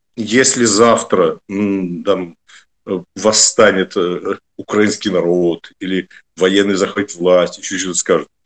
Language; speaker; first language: Russian; native; Russian